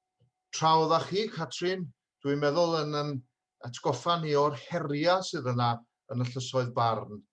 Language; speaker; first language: Welsh; native; Welsh